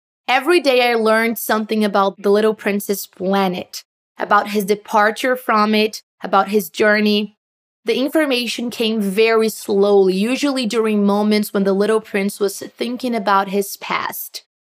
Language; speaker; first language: English; non-native, fluent; Portuguese